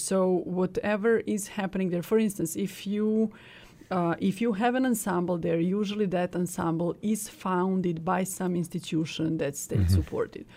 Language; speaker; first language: English; non-native, fluent; Serbian